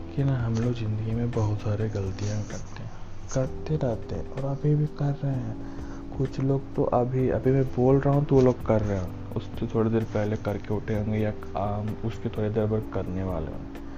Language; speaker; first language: Hindi; native; Hindi